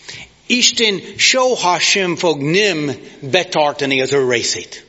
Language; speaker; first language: Hungarian; non-native, fluent; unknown